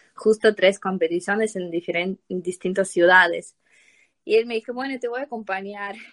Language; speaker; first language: Spanish; non-native, learner; Ukrainian